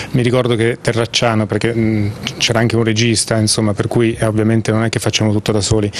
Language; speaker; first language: Italian; native; Italian